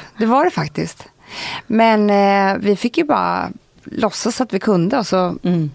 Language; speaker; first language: Swedish; native; Swedish